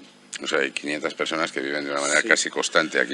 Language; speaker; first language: Spanish; native; Spanish